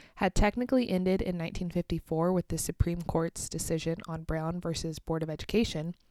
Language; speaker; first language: English; native; English